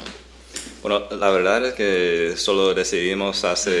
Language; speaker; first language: Spanish; non-native, fluent; English